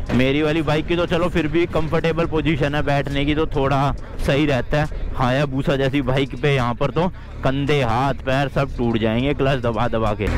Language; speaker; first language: Hindi; native; Hindi